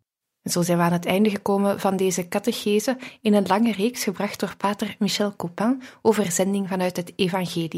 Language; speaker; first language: Dutch; native; Dutch